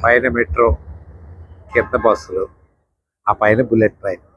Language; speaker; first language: Telugu; native; Telugu